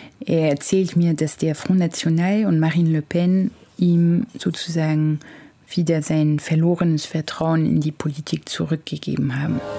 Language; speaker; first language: German; non-native, fluent; French